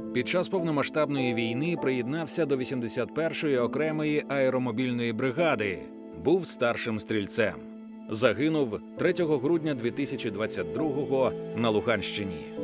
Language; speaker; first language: Ukrainian; native; Ukrainian